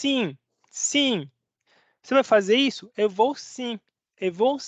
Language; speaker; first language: Portuguese; non-native, fluent; Spanish